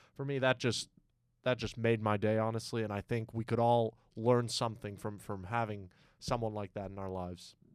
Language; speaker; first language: English; non-native, fluent; French